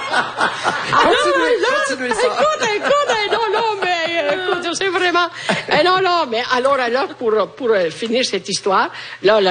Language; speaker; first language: French; non-native, fluent; Italian